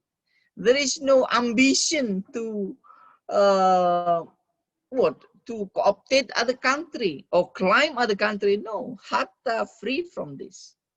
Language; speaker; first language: English; non-native, fluent; Indonesian